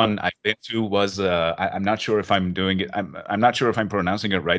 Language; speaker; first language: English; non-native, fluent; Persian